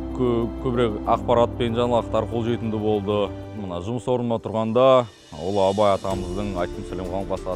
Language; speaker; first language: Kazakh; non-native, local second language; Russian